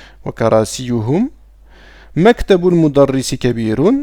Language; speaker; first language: Arabic; non-native, fluent; French